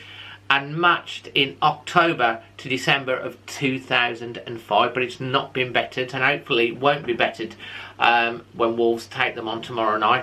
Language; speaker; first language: English; native; English